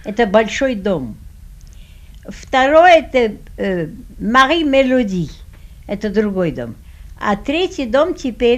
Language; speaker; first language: Russian; early bilingual, heritage; Russian